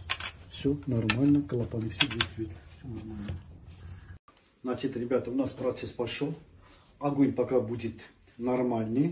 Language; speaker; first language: Russian; non-native, fluent; Armenian